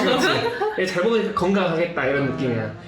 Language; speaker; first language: Korean; native; Korean